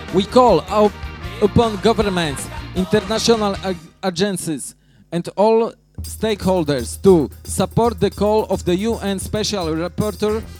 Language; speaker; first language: English; non-native, fluent; Polish